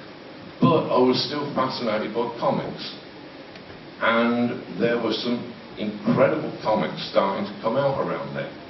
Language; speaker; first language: English; native; English